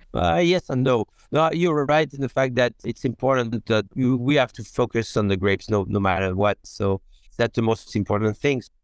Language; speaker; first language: English; non-native, fluent; French